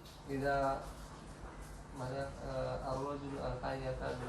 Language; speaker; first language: Arabic; non-native, learner; Indonesian